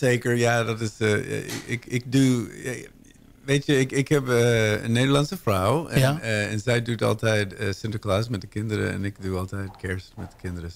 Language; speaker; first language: Dutch; non-native, learner; English